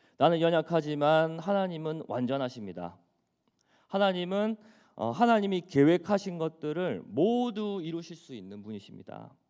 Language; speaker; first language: Korean; native; Korean